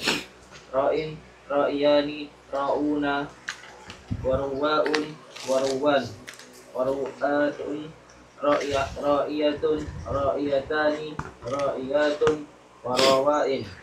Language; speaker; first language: Arabic; non-native, learner; Malay